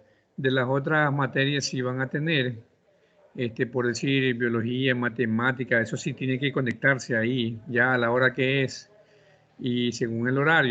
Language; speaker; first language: Spanish; native; Spanish